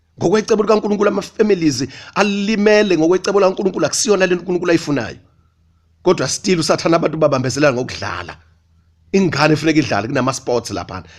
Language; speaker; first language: Zulu; native; Zulu